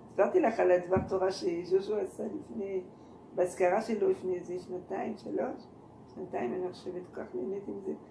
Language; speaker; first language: Hebrew; non-native, fluent; French